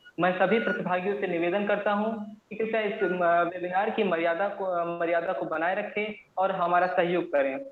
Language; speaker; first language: Hindi; native; Hindi